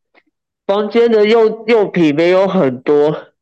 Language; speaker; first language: Chinese; non-native, learner; Japanese